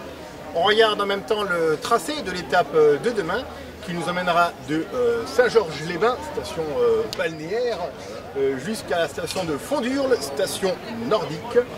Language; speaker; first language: French; native; French